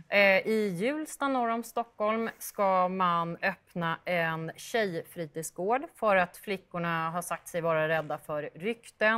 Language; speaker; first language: Swedish; native; Swedish